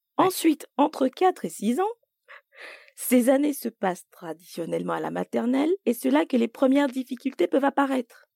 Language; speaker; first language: French; native; French